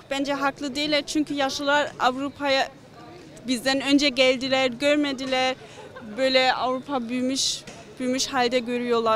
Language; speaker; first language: Turkish; early bilingual, other home language; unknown